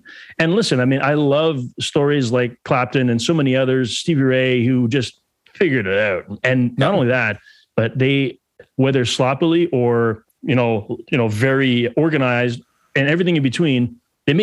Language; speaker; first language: English; native; English